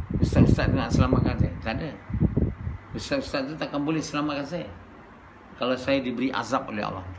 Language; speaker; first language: Malay; native; Malay